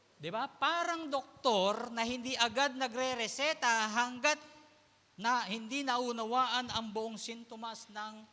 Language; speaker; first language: Filipino; native; Filipino